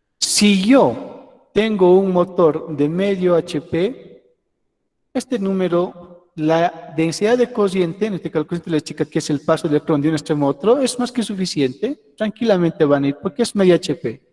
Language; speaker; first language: Spanish; native; Spanish